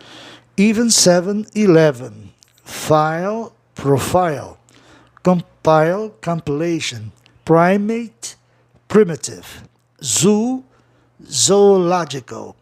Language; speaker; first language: English; non-native, fluent; Portuguese